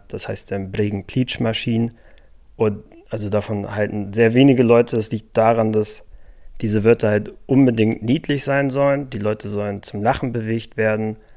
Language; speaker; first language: German; native; German